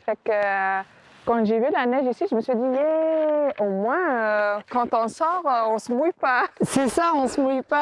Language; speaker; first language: French; native; French